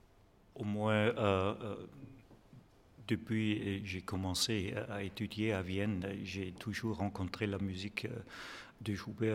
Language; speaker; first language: French; non-native, fluent; German